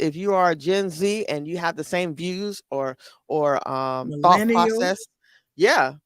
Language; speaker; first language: English; native; English